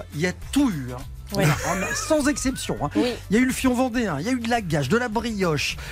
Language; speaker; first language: French; native; French